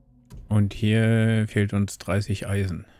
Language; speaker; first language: German; native; German